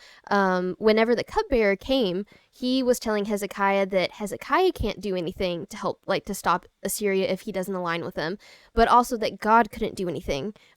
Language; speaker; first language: English; native; English